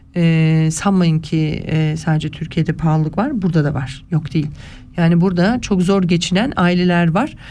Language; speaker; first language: Turkish; early bilingual, heritage; Turkish